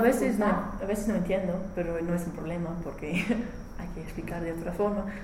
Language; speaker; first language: Spanish; non-native, learner; English